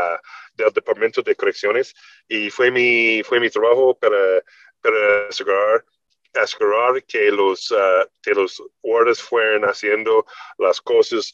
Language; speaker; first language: Spanish; non-native, learner; English